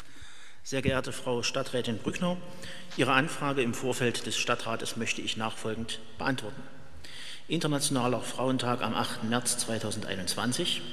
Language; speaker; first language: German; native; German